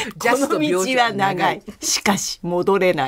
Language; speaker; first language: Japanese; native; Japanese